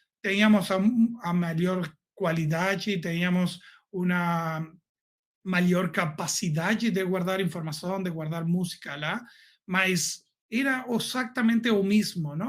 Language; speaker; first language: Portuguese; non-native, learner; Spanish